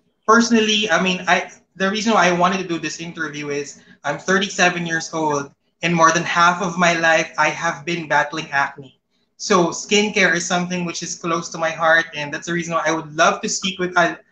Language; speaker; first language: English; non-native, local second language; Filipino